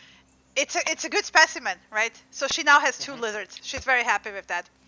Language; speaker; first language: English; native; English